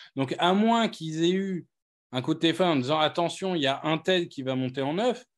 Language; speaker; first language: French; native; French